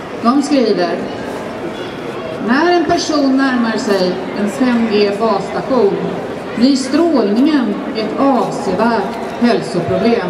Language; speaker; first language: Swedish; native; Swedish